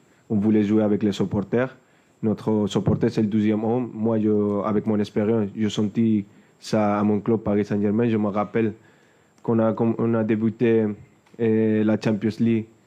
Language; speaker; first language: French; non-native, fluent; Spanish